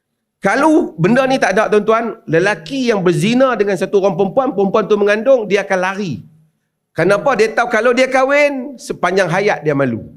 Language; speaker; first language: Malay; native; Malay